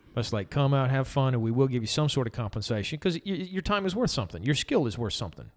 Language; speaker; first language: English; native; English